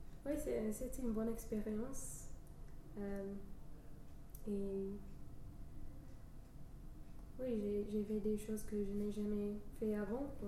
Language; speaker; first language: French; non-native, fluent; English